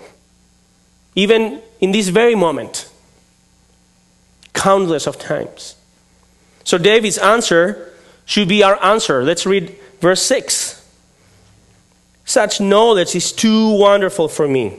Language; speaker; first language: English; non-native, fluent; Spanish